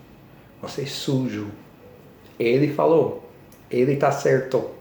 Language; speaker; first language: Portuguese; non-native, learner; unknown